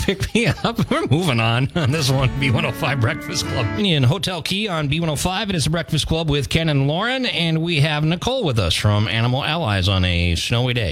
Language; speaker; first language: English; native; English